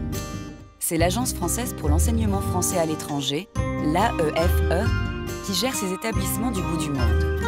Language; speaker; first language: French; native; French